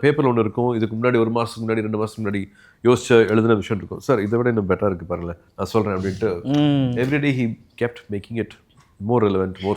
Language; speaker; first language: Tamil; native; Tamil